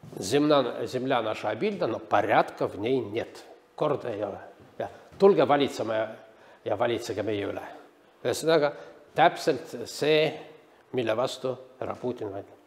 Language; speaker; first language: Estonian; native; Estonian